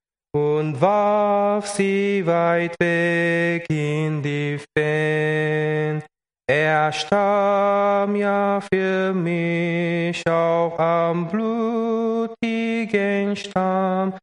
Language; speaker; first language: German; non-native, learner; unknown